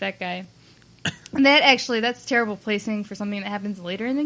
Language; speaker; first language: English; native; English